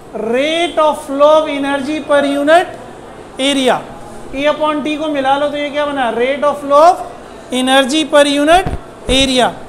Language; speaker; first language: Urdu; native; Urdu